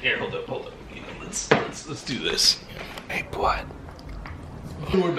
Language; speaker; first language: English; native; English